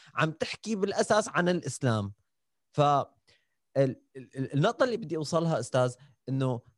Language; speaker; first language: Arabic; native; Arabic